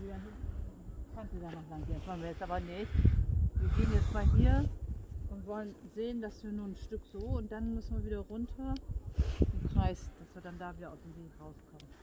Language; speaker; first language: German; native; German